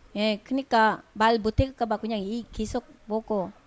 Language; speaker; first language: Korean; non-native, learner; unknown